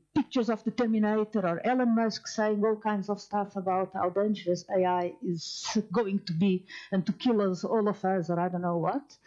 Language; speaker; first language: English; non-native, fluent; Portuguese